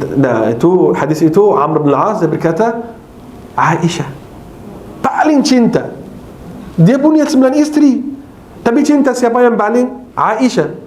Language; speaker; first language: Malay; non-native, fluent; Arabic